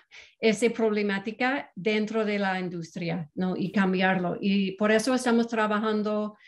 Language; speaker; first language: Spanish; non-native, fluent; English